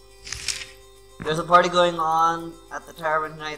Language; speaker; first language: English; non-native, local second language; Urdu